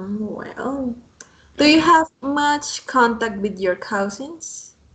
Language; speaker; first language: English; non-native, fluent; Spanish